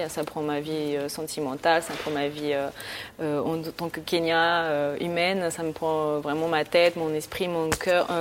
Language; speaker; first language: French; early bilingual, other home language; Spanish